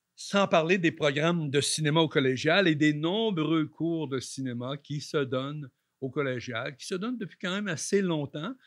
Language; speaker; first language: French; native; French